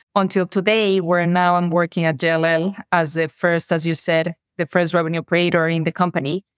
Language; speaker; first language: English; non-native, fluent; Spanish